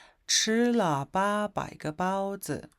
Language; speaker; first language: Chinese; non-native, fluent; Mongolian